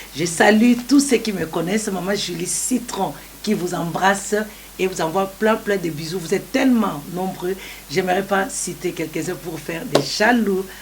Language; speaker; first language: French; non-native, local second language; Lingala